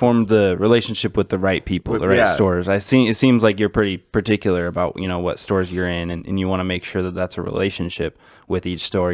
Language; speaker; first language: English; native; English